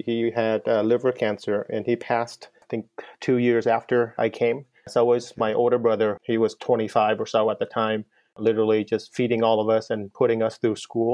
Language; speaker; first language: English; non-native, fluent; Vietnamese